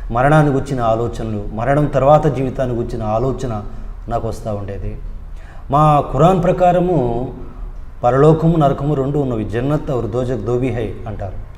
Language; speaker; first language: Telugu; non-native, local second language; Urdu